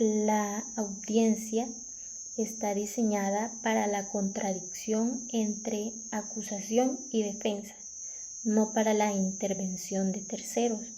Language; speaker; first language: Spanish; native; Spanish